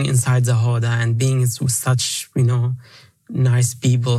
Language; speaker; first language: English; non-native, fluent; Arabic